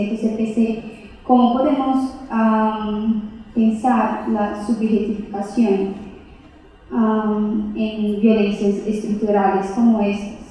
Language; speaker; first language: Spanish; non-native, fluent; Portuguese